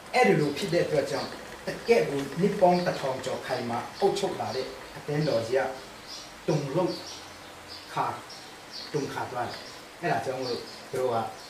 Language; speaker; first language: Burmese; non-native, local second language; Tedim Chin